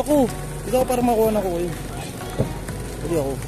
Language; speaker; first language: Filipino; native; Filipino